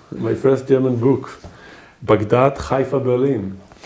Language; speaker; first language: English; non-native, fluent; Hebrew